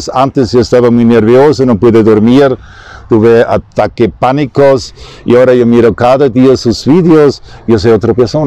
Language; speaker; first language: Spanish; non-native, learner; German